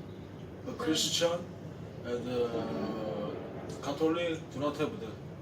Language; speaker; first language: English; non-native, learner; Korean